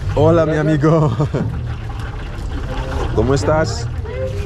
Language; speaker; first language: Spanish; non-native, learner; English